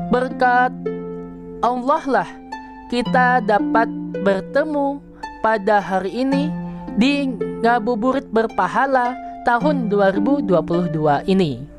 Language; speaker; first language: Indonesian; native; Indonesian